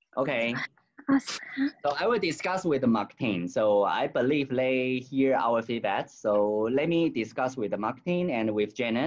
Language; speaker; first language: English; non-native, learner; Chinese